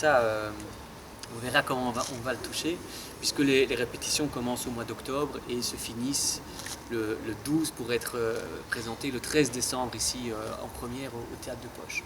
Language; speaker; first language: French; native; French